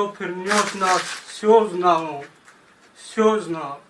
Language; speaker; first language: Russian; non-native, learner; Tajik